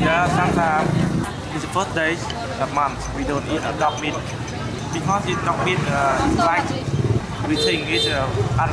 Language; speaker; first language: English; non-native, learner; Vietnamese